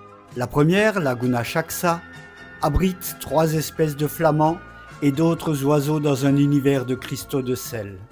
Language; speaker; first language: French; native; French